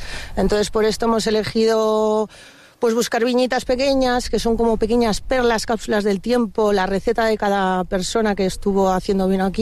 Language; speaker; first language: Spanish; native; Spanish